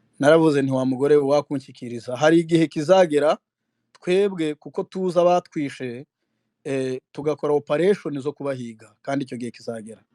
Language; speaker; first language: Kinyarwanda; native; Kinyarwanda